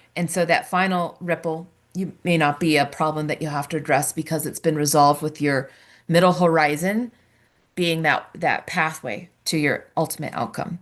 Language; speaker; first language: English; native; English